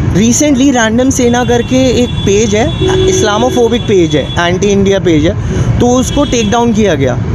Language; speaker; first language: Hindi; non-native, local second language; Manipuri